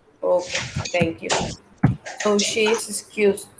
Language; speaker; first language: English; non-native, fluent; Spanish